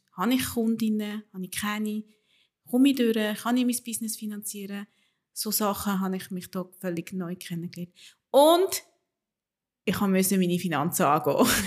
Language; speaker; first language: German; early bilingual, other home language; Spanish